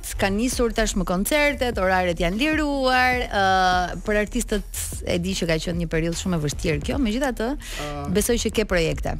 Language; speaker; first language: Albanian; native; Albanian